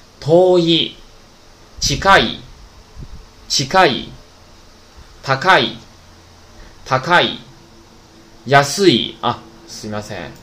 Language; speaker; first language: Japanese; non-native, fluent; Chinese